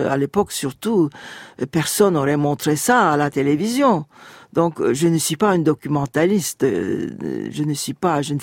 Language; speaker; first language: French; non-native, fluent; Turkish